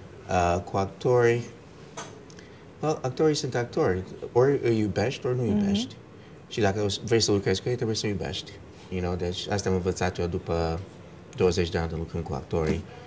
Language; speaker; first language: Romanian; early bilingual, heritage; Romanian